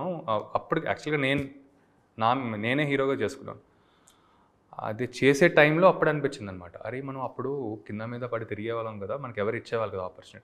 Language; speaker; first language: Telugu; native; Telugu